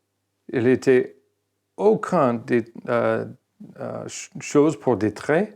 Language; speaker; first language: French; non-native, fluent; English